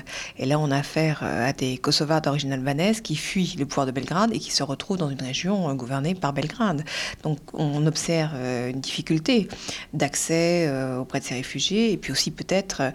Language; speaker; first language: French; native; French